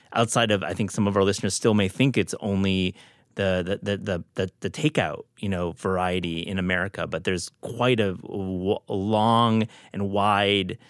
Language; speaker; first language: English; native; English